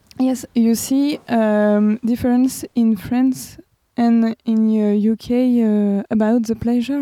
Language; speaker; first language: English; non-native, learner; French